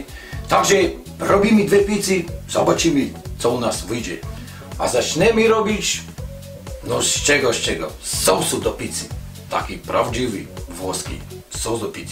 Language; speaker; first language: Polish; non-native, learner; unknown